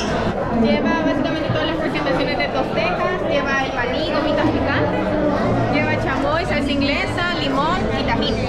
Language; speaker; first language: Spanish; native; Spanish